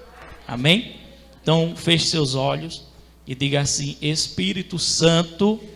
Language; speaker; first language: Portuguese; native; Portuguese